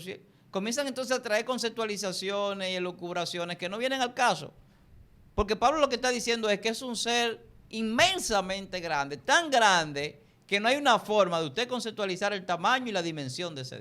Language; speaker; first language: Spanish; native; Spanish